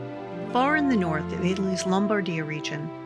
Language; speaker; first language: English; native; English